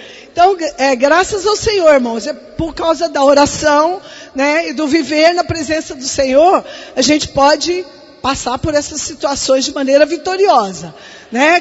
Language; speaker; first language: Portuguese; native; Portuguese